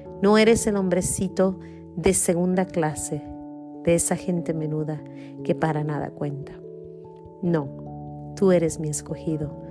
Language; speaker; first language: Spanish; native; Spanish